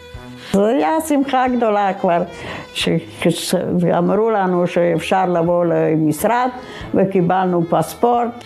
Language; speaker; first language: Hebrew; non-native, fluent; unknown